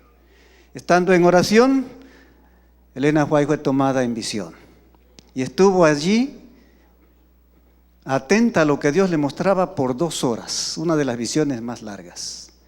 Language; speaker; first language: Spanish; native; Spanish